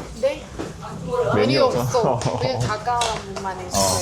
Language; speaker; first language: Korean; non-native, learner; Vietnamese